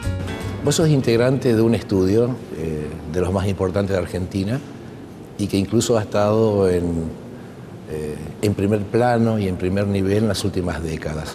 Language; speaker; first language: Spanish; native; Spanish